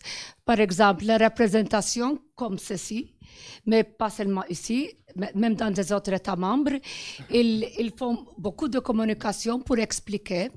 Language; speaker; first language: French; non-native, fluent; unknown